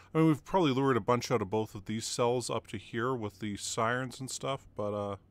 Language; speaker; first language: English; native; English